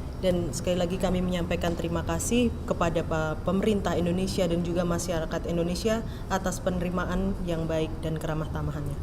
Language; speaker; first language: Indonesian; native; Indonesian